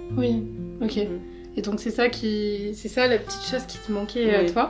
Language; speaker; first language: French; native; French